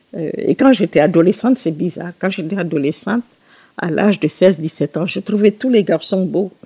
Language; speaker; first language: French; non-native, local second language; Susu